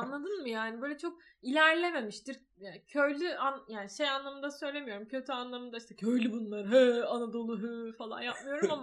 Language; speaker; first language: Turkish; native; Turkish